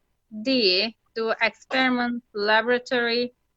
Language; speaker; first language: English; non-native, fluent; Turkish